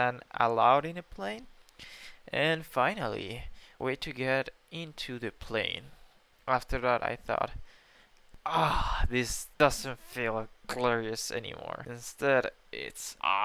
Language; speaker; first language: English; non-native, fluent; Spanish